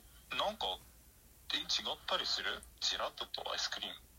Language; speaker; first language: Japanese; non-native, fluent; Arabic